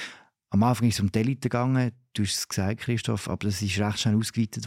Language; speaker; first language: German; native; German